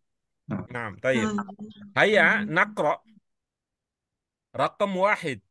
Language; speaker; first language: Arabic; non-native, learner; Indonesian